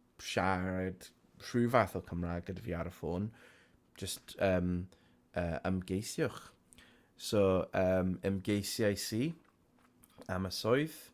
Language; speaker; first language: Welsh; non-native, local second language; English